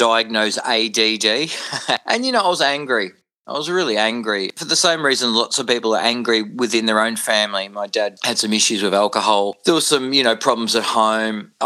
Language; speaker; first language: English; native; English